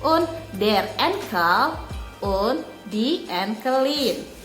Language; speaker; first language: German; non-native, learner; Indonesian